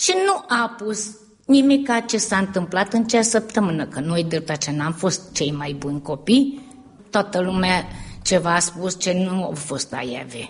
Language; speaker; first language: Romanian; early bilingual, heritage; Romanian